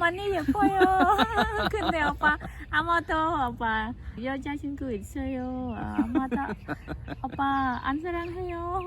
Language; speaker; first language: Korean; non-native, learner; Khmer